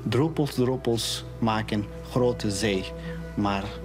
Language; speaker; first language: Dutch; non-native, learner; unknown